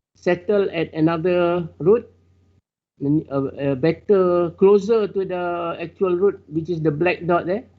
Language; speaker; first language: English; non-native, local second language; Malay